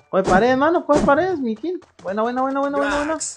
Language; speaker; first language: Spanish; native; Spanish